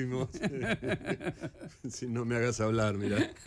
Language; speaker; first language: Spanish; native; Spanish